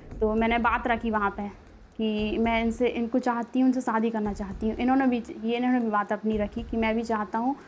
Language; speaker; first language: Hindi; native; Hindi